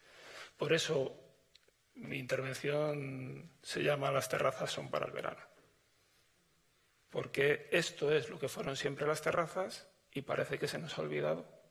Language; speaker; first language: Spanish; native; Spanish